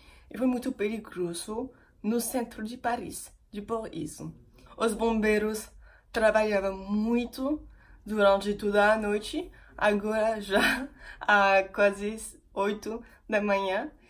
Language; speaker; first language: Portuguese; non-native, fluent; French